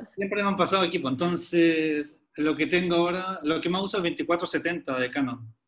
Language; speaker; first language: Spanish; native; Spanish